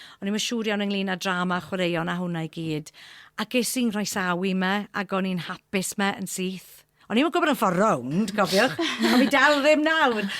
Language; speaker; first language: Welsh; non-native, local second language; English